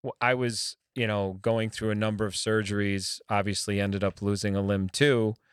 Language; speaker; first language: English; native; English